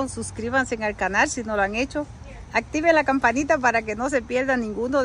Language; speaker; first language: Spanish; native; Spanish